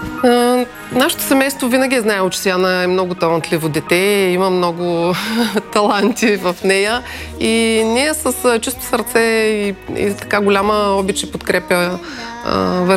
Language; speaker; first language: Bulgarian; native; Bulgarian